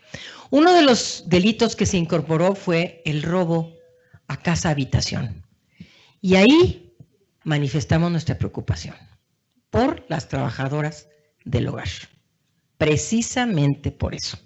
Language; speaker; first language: Spanish; native; Spanish